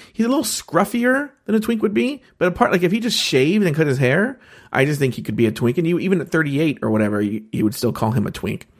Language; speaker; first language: English; native; English